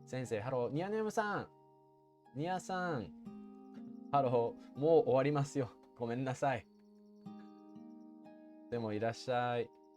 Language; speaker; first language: Japanese; non-native, fluent; English